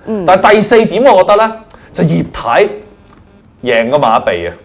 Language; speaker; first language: Cantonese; native; Cantonese